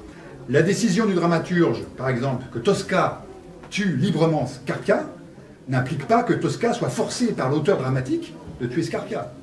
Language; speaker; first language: French; native; French